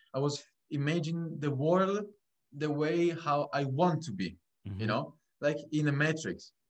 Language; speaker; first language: English; non-native, fluent; Italian